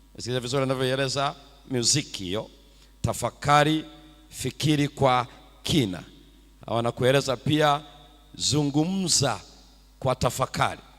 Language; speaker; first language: Swahili; native; Swahili